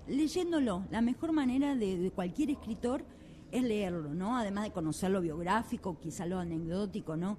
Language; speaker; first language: Spanish; native; Spanish